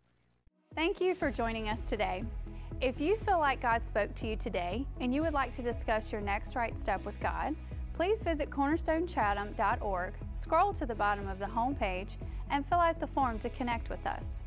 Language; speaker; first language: English; native; English